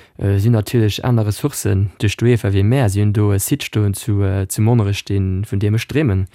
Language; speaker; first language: Luxembourgish; native; Luxembourgish